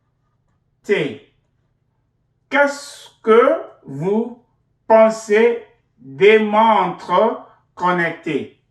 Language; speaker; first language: French; non-native, fluent; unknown